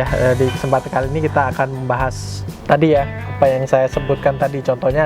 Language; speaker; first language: Indonesian; native; Indonesian